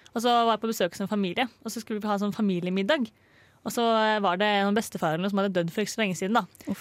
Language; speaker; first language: Norwegian; native; Norwegian